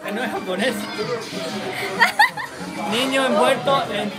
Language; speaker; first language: Spanish; native; Spanish